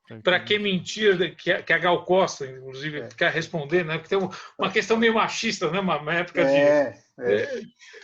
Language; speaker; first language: Portuguese; native; Portuguese